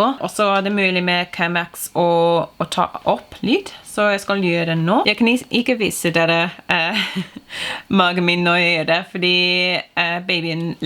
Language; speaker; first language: Norwegian; non-native, fluent; English